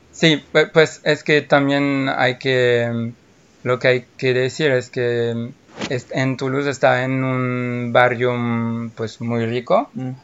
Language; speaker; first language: Spanish; non-native, fluent; French